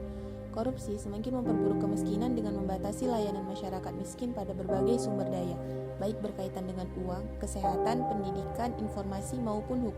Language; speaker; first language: Indonesian; native; Indonesian